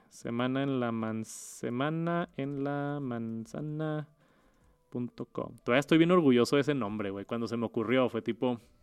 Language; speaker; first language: Spanish; native; Spanish